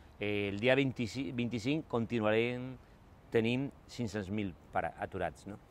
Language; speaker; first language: Catalan; non-native, local second language; Spanish